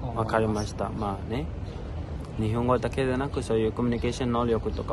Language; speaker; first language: Japanese; non-native, fluent; Burmese